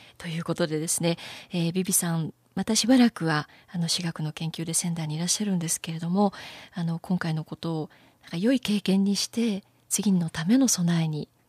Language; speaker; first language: Japanese; native; Japanese